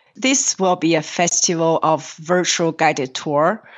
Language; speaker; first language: English; non-native, fluent; Chinese